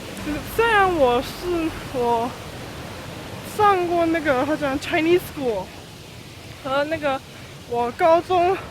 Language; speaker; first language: Chinese; early bilingual, heritage; Chinese